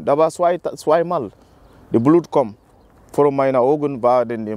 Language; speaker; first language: German; non-native, learner; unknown